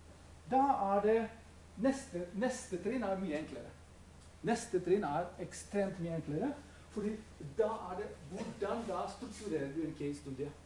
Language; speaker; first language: Norwegian; non-native, fluent; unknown